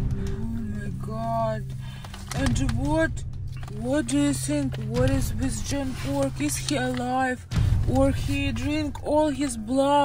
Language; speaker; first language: English; non-native, learner; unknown